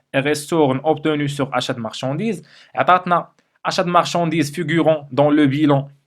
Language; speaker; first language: French; non-native, local second language; Arabic